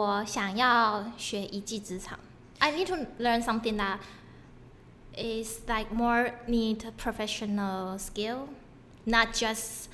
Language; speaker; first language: English; non-native, fluent; Chinese